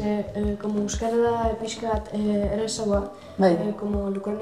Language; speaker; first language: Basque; non-native, learner; Ukrainian